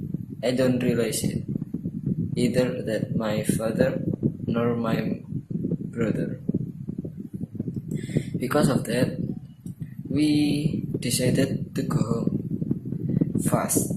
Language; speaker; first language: English; non-native, learner; Indonesian